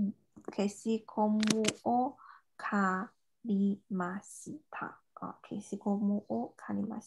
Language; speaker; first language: Japanese; non-native, fluent; Chinese